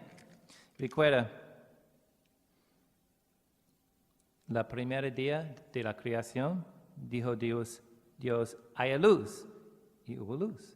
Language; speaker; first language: Spanish; non-native, learner; English